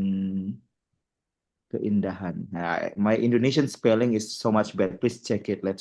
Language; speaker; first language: English; non-native, fluent; Indonesian